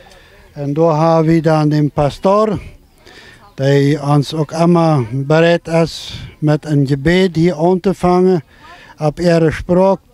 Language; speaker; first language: German; non-native, local second language; Plautdietsch